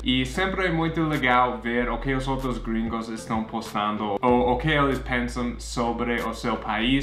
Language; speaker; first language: Portuguese; non-native, fluent; English